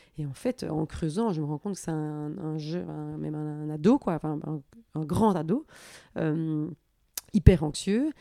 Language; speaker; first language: French; native; French